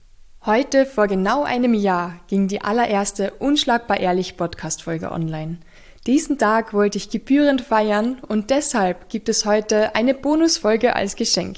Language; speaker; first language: German; native; German